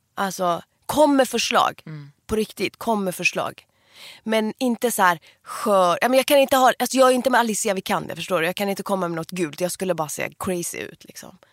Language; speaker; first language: Swedish; early bilingual, other home language; Persian